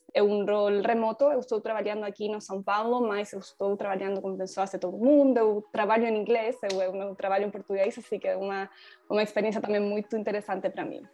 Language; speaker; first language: Portuguese; non-native, learner; Spanish